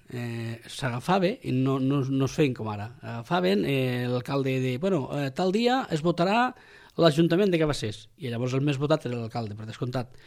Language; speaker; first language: Catalan; non-native, local second language; Spanish